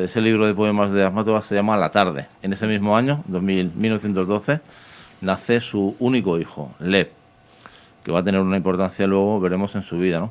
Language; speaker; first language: Spanish; native; Spanish